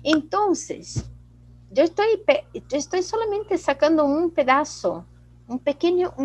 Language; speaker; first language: Spanish; non-native, fluent; Portuguese